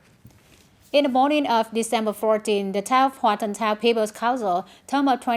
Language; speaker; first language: English; non-native, fluent; Vietnamese